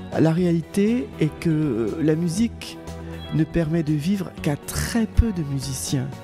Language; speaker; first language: French; native; French